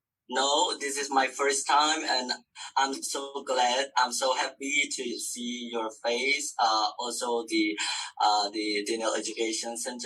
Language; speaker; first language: English; non-native, learner; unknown